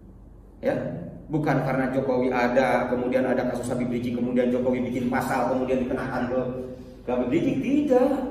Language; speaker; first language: Indonesian; native; Indonesian